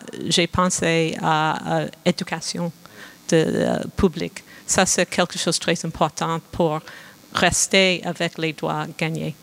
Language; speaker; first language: French; non-native, fluent; English